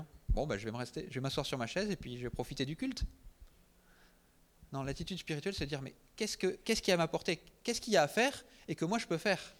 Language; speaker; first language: French; native; French